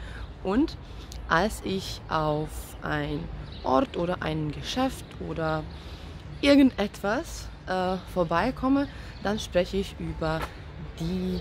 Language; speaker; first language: German; non-native, fluent; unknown